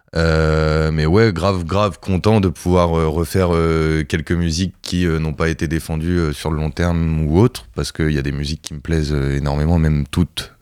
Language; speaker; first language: French; native; French